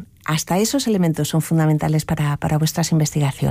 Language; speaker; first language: Spanish; native; Spanish